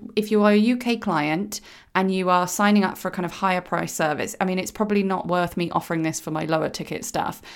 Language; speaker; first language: English; native; English